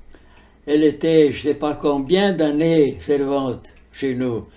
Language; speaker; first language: French; early bilingual, heritage; French